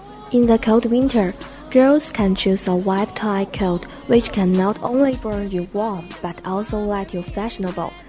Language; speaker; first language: English; non-native, fluent; Chinese